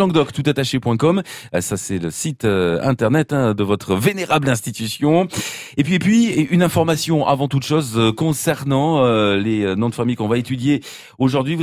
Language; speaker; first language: French; native; French